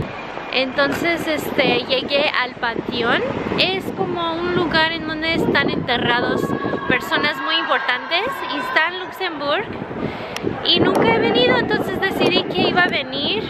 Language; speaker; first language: Spanish; early bilingual, heritage; English